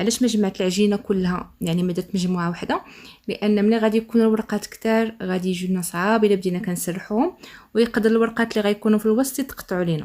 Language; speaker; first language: Arabic; native; Arabic